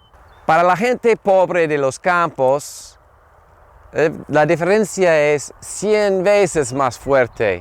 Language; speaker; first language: Spanish; non-native, learner; English